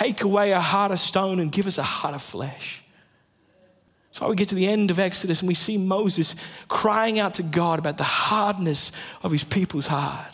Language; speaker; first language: English; native; English